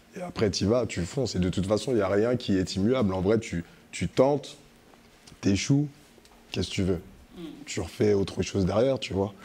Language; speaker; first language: French; early bilingual, other home language; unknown